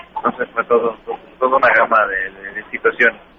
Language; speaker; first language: Spanish; native; Spanish